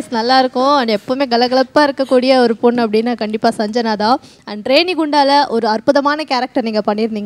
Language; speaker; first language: Tamil; native; Tamil